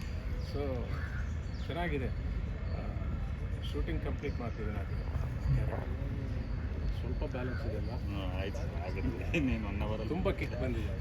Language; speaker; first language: Kannada; non-native, learner; Telugu